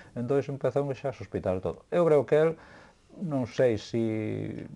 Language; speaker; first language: Galician; native; Galician